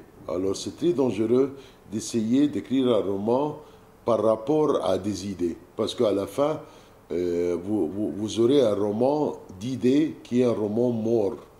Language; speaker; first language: French; non-native, fluent; Arabic